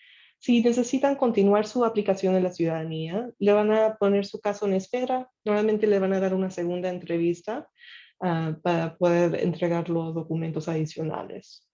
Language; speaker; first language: Spanish; non-native, fluent; English